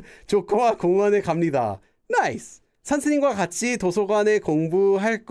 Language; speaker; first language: Korean; non-native, fluent; English